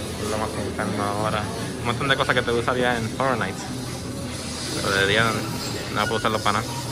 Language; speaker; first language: Spanish; early bilingual, heritage; Spanish